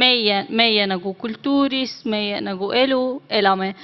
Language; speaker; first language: Estonian; non-native, learner; Arabic